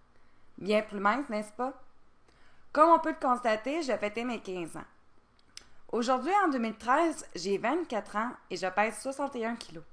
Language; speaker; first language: French; native; French